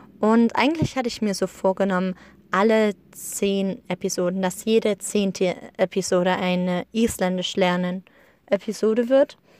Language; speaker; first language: German; native; German